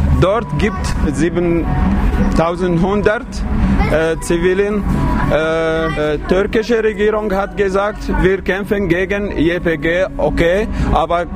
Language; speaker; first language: German; non-native, learner; Kurdish